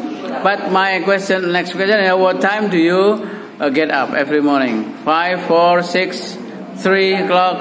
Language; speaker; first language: English; non-native, fluent; Indonesian